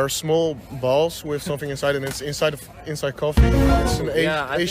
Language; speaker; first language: English; non-native, learner; Dutch